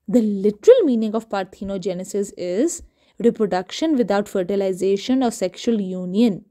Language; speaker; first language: English; non-native, local second language; Urdu